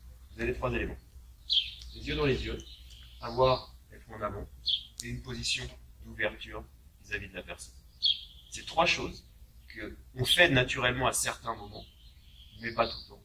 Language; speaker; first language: French; native; French